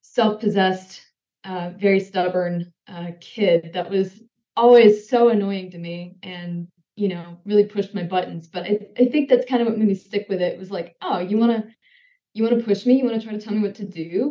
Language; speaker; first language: English; native; English